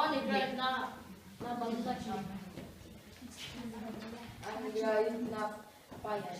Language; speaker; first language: Russian; non-native, learner; Mongolian